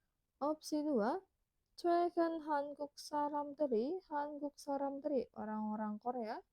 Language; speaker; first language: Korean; non-native, fluent; Indonesian